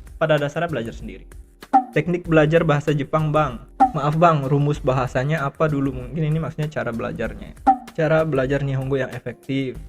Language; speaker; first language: Indonesian; native; Indonesian